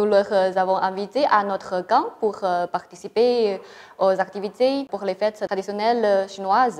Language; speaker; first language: French; non-native, fluent; Chinese